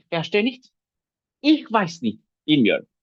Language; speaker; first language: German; non-native, fluent; Turkish